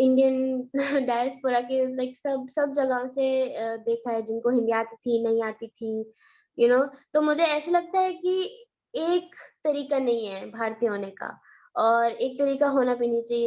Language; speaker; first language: Hindi; early bilingual, heritage; Hindi